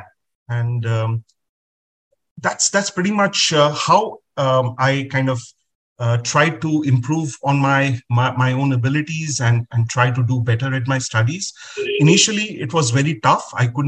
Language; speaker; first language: English; non-native, local second language; Hindi